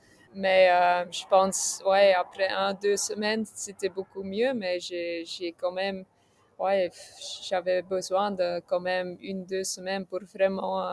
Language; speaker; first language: French; non-native, local second language; Dutch